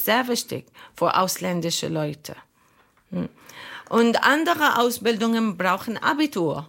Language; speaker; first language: German; non-native, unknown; Arabic